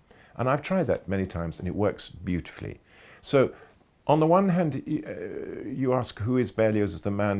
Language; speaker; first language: English; native; English